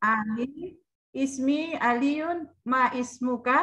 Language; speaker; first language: Arabic; non-native, learner; Indonesian